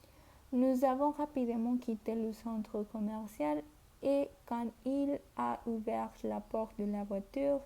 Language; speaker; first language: French; non-native, learner; Spanish